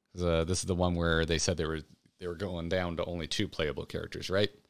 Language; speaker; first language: English; native; English